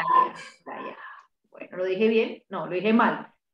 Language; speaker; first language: Spanish; native; Spanish